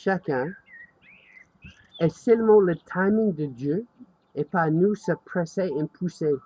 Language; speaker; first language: French; non-native, learner; English